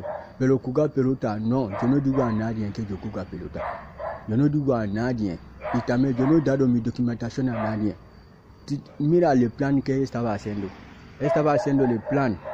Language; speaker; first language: Spanish; non-native, learner; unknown